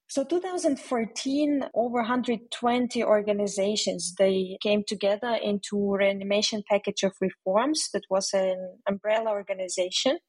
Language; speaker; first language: English; non-native, fluent; Ukrainian